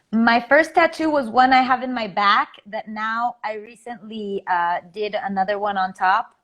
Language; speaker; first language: English; non-native, fluent; Spanish